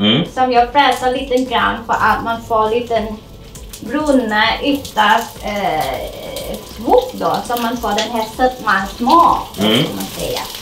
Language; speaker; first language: Swedish; non-native, learner; Thai